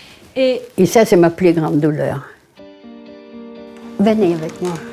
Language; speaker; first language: French; non-native, fluent; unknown